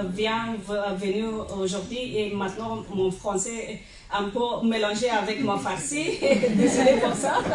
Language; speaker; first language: French; non-native, learner; Persian